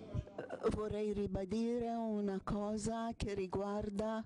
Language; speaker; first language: Italian; non-native, fluent; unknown